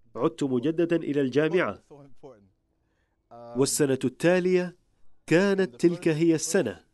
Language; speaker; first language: Arabic; non-native, fluent; English